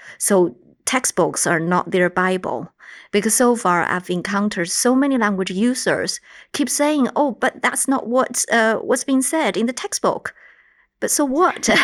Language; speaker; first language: English; non-native, fluent; Chinese